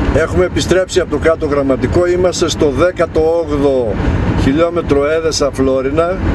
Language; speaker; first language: Greek; native; Greek